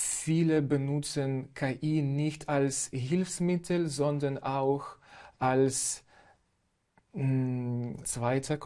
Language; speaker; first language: German; non-native, fluent; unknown